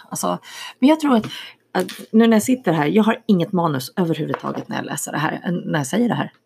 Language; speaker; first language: Swedish; early bilingual, other home language; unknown